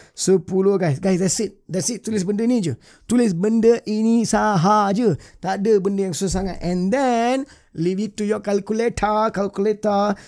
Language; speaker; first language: Malay; native; Malay